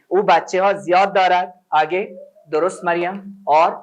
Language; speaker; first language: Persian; non-native, fluent; Urdu